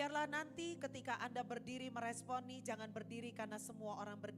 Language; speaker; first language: Indonesian; native; Indonesian